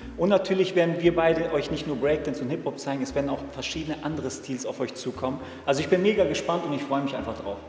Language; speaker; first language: German; early bilingual, other home language; Serbian